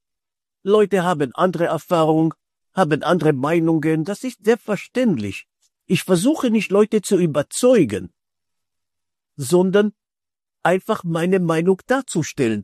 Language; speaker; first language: German; non-native, fluent; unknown